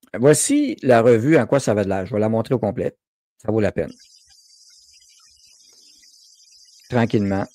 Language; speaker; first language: French; native; French